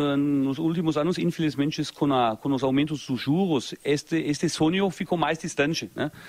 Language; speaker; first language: Portuguese; non-native, fluent; German